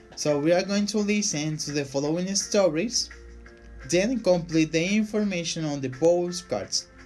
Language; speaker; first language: English; non-native, fluent; Spanish